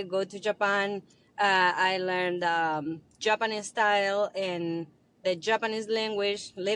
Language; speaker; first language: English; non-native, learner; Spanish